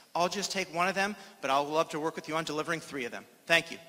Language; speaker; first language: English; native; English